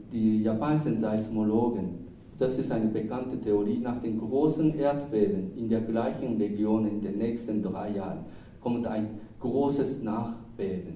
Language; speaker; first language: German; non-native, fluent; Japanese